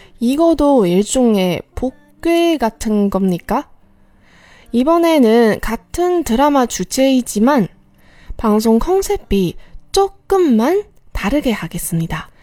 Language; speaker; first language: Korean; non-native, fluent; Chinese